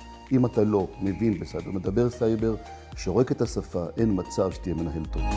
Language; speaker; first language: Hebrew; native; Hebrew